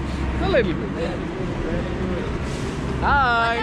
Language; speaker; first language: English; non-native, local second language; Malayalam